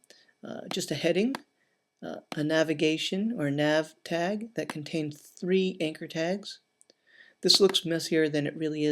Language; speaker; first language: English; native; English